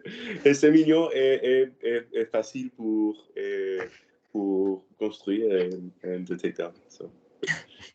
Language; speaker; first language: French; non-native, learner; Spanish